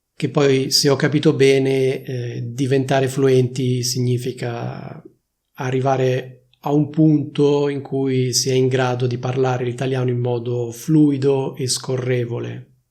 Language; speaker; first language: Italian; native; Italian